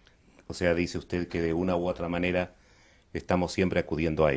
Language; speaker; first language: Spanish; native; Spanish